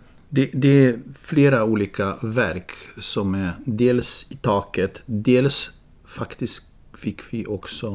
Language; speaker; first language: Swedish; non-native, fluent; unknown